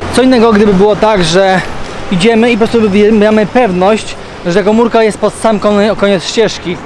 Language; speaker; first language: Polish; native; Polish